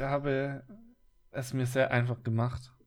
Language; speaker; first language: German; native; German